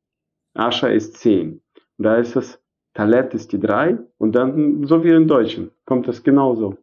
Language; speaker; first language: German; non-native, fluent; Arabic